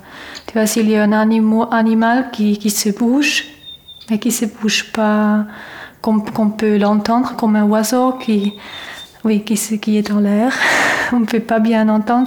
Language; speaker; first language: French; non-native, fluent; German